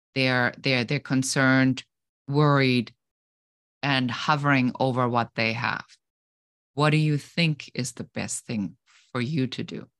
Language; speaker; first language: English; non-native, fluent; German